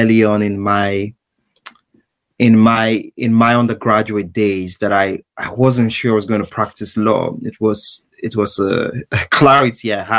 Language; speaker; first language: English; non-native, local second language; Igbo